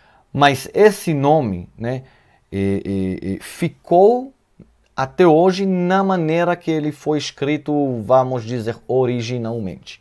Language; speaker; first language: Portuguese; non-native, fluent; Hebrew